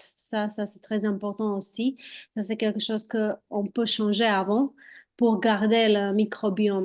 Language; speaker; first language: French; non-native, fluent; Croatian